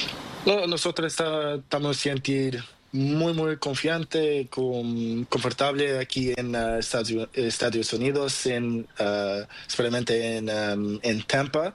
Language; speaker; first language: Spanish; non-native, learner; Portuguese